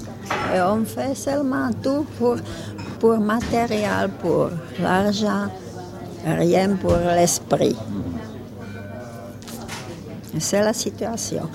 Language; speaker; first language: French; non-native, fluent; Czech